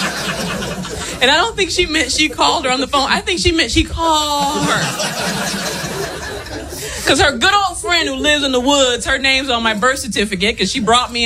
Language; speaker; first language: English; native; English